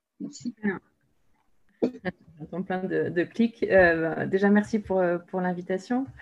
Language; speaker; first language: French; native; French